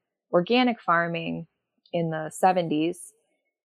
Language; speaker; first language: English; native; English